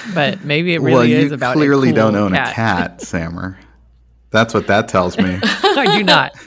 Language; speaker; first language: English; non-native, fluent; Portuguese